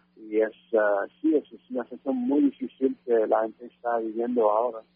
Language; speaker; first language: Spanish; non-native, fluent; French